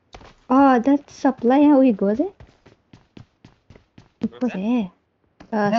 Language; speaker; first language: English; non-native, learner; Indonesian